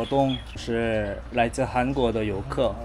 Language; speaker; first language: Chinese; non-native, fluent; Korean